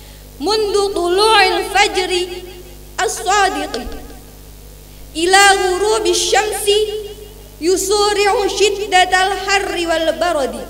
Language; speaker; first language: Arabic; non-native, learner; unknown